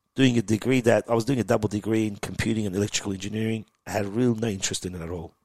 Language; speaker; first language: English; early bilingual, other home language; Persian